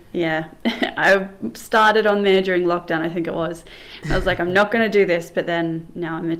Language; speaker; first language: English; native; English